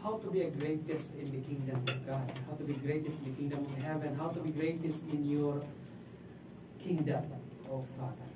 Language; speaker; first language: English; non-native, local second language; Filipino